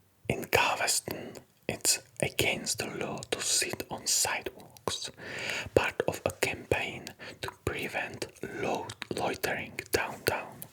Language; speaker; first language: English; non-native, fluent; Polish